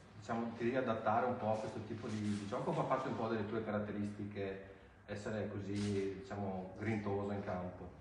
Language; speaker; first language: Italian; native; Italian